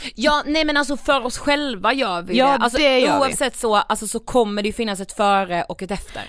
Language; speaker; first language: Swedish; native; Swedish